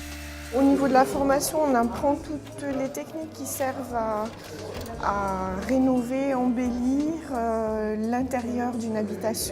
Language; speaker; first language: French; native; French